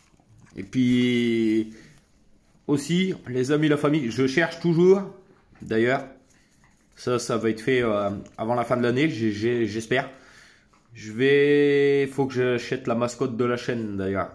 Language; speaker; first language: French; native; French